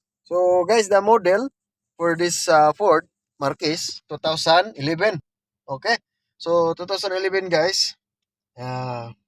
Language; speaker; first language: English; non-native, local second language; Filipino